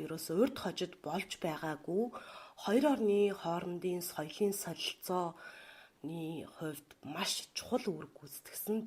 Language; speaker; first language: Mongolian; native; Mongolian